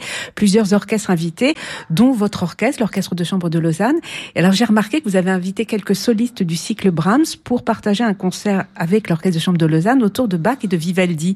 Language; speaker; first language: French; native; French